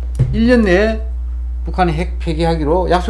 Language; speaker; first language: Korean; native; Korean